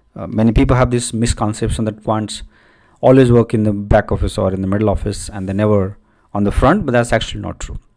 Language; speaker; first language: English; non-native, local second language; Odia